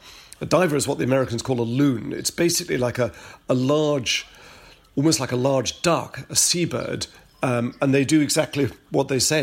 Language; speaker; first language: English; native; English